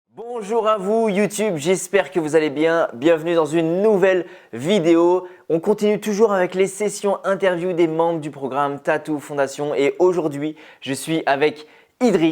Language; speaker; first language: French; native; French